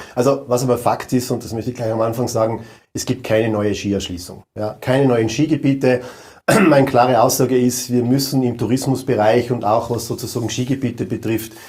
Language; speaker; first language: German; native; German